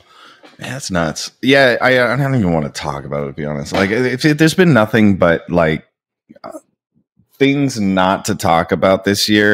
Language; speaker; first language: English; native; English